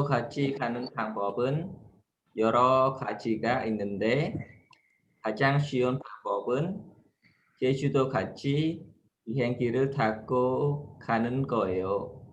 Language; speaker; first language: Korean; non-native, learner; Khmer